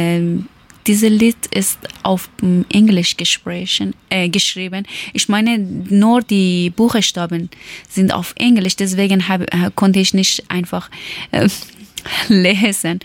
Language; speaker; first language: German; non-native, learner; Persian